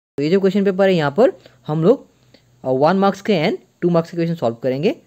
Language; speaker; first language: Hindi; non-native, local second language; Assamese